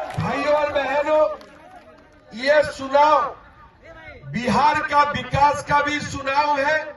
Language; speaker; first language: Hindi; non-native, local second language; Assamese